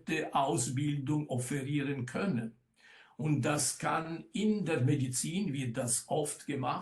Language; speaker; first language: German; non-native, local second language; Italian